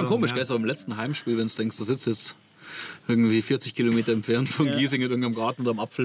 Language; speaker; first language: German; native; German